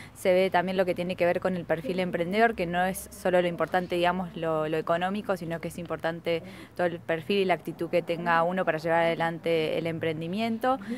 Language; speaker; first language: Spanish; native; Spanish